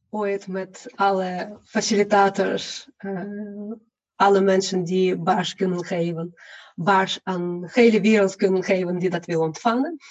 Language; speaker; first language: Dutch; non-native, fluent; Ukrainian